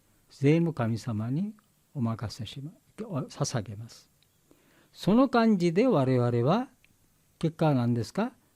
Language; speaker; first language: Japanese; non-native, learner; Bangla